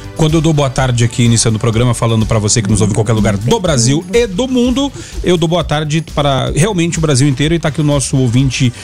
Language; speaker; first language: Portuguese; native; Portuguese